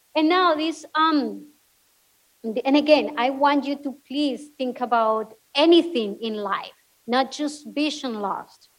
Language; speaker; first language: English; non-native, fluent; Spanish